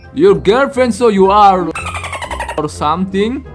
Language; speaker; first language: English; non-native, learner; Indonesian